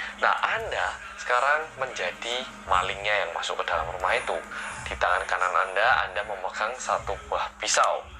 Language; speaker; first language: Indonesian; non-native, fluent; Korean